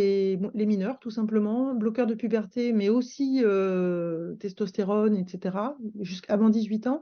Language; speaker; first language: French; native; French